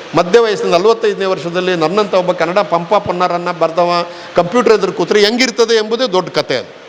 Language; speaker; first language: Kannada; native; Kannada